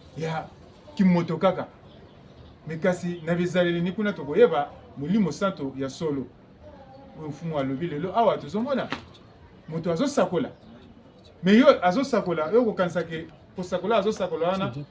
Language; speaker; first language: Lingala; non-native, local second language; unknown